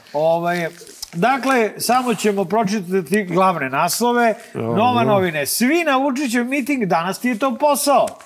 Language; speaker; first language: Serbian; native; Serbian